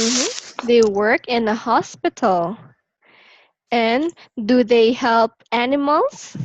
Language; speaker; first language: English; non-native, local second language; Filipino